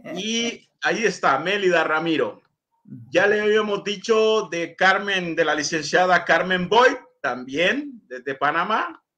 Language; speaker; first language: Spanish; native; Spanish